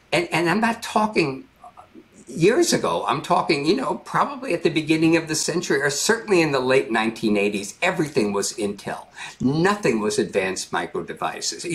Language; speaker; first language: English; native; English